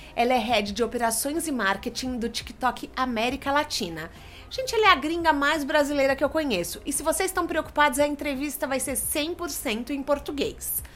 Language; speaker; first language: Portuguese; native; Portuguese